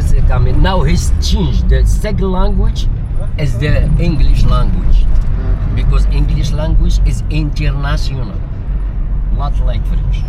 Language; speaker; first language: English; non-native, learner; Arabic